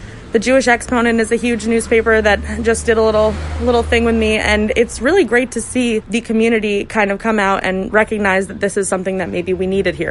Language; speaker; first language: English; native; English